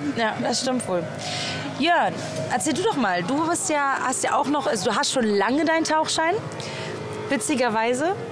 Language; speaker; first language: German; native; German